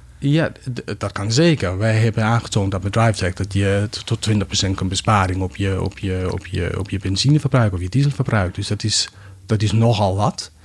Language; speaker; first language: Dutch; non-native, fluent; Danish